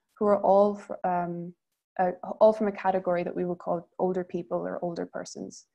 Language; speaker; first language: English; native; English